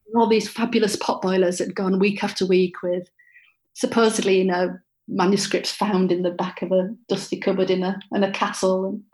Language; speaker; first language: English; native; English